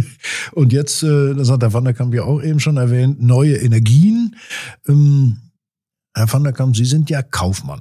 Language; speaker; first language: German; native; German